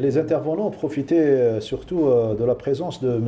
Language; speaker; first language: French; non-native, local second language; Arabic